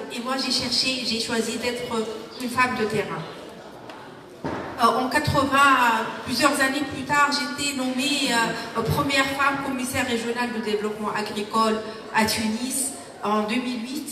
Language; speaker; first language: French; non-native, local second language; Arabic